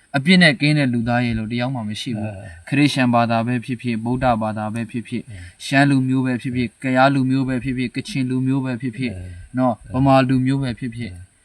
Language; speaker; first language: Burmese; native; Burmese